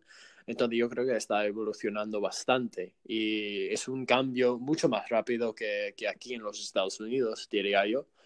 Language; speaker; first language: Spanish; non-native, fluent; English